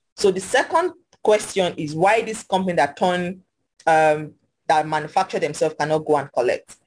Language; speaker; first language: English; non-native, local second language; Yoruba